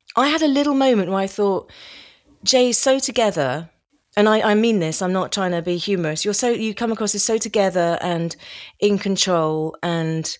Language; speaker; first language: English; native; English